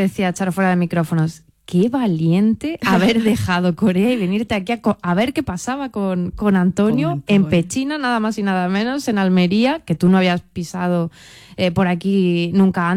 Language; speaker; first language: Spanish; native; Spanish